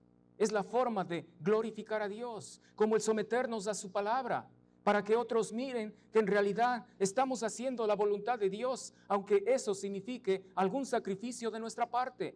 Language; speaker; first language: Spanish; native; Spanish